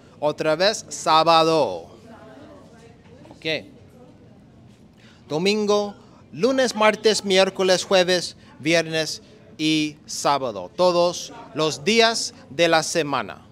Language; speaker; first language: Spanish; non-native, learner; English